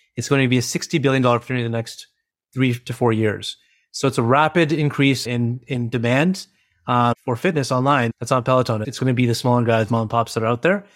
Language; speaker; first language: English; early bilingual, other home language; Hindi